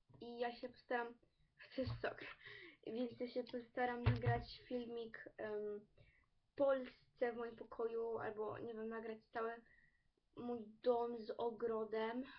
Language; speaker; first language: Polish; early bilingual, heritage; Polish